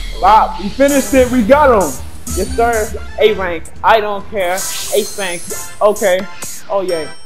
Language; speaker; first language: English; native; English